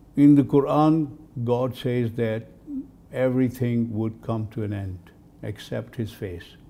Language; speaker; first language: English; non-native, fluent; Turkish